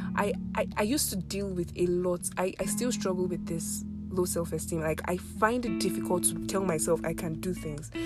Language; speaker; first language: English; non-native, local second language; Yoruba